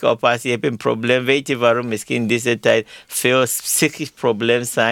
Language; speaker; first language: Dutch; non-native, learner; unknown